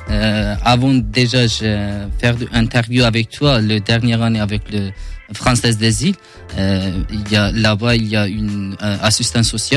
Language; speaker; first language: French; non-native, learner; Kurdish